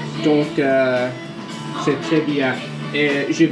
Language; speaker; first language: French; non-native, learner; English